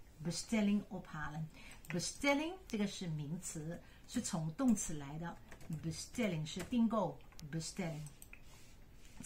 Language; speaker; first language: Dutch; non-native, fluent; Chinese